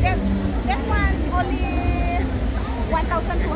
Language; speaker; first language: English; non-native, learner; Thai